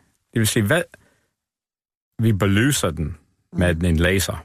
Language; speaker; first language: Danish; non-native, fluent; English